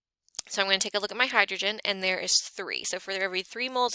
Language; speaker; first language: English; native; English